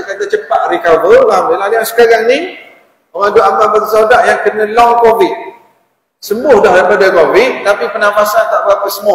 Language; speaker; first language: Malay; native; Malay